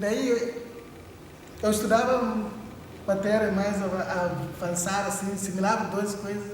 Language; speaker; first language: Portuguese; non-native, local second language; Upper Guinea Crioulo